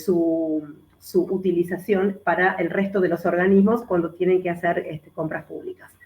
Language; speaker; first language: Spanish; native; Spanish